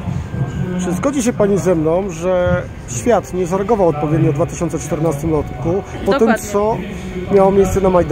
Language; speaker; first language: Polish; native; Polish